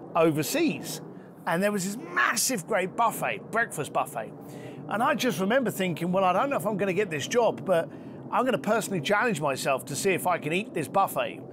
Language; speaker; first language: English; native; English